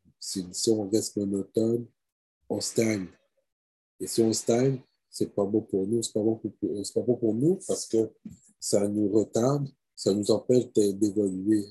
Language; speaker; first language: French; native; French